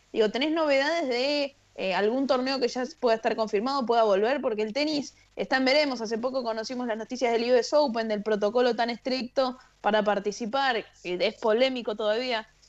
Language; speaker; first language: Spanish; native; Spanish